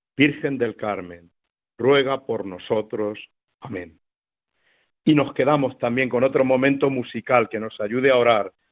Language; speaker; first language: Spanish; native; Spanish